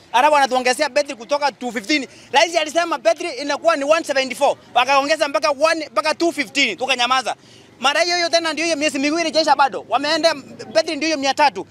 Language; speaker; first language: Swahili; native; Swahili